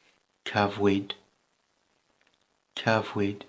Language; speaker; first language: Welsh; non-native, learner; English